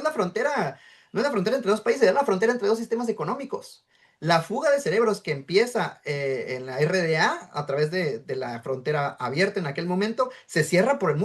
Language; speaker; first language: Spanish; native; Spanish